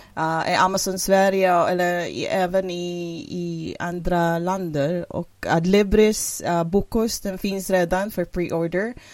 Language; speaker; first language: Swedish; non-native, fluent; Filipino